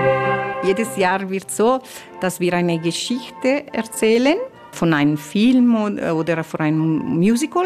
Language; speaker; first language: German; non-native, learner; Italian